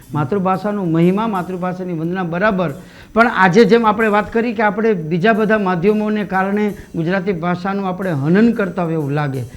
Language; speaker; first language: Gujarati; native; Gujarati